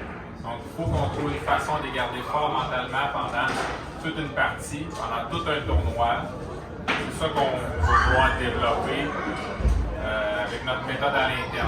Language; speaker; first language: French; native; French